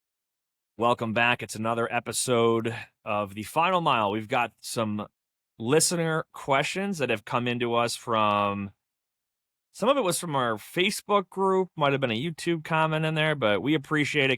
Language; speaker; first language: English; native; English